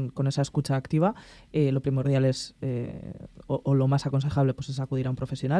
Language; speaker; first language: Spanish; native; Spanish